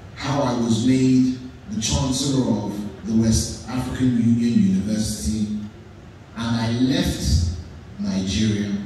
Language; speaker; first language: English; native; English